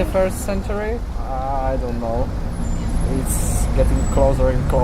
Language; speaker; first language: English; non-native, learner; Polish